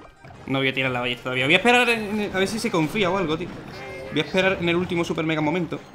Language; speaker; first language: Spanish; native; Spanish